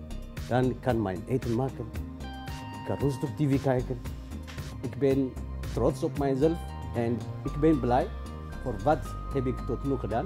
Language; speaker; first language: Dutch; non-native, learner; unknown